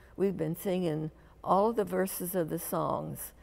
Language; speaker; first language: English; native; English